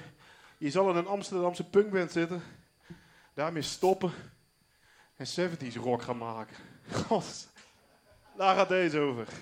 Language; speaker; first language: Dutch; native; Dutch